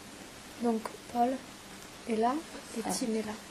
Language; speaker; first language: French; non-native, learner; English